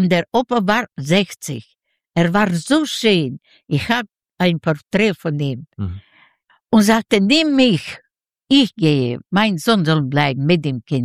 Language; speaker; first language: German; non-native, learner; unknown